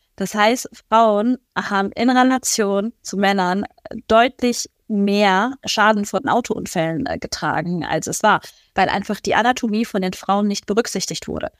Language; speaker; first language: German; early bilingual, other home language; Persian